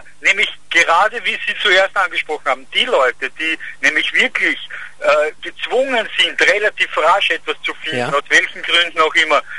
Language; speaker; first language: German; native; German